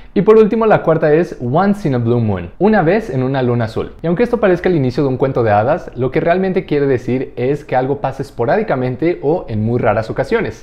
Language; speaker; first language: Spanish; native; Spanish